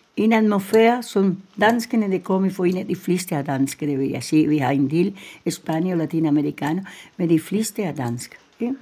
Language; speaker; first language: Danish; non-native, fluent; Spanish